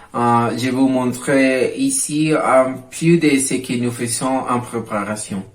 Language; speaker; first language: French; non-native, learner; Spanish